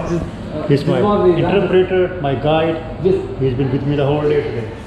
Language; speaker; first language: English; non-native, local second language; Urdu